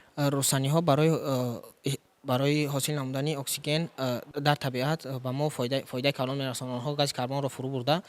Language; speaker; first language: Tajik; native; Tajik